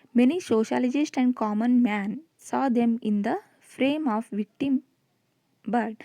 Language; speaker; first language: English; non-native, local second language; Kannada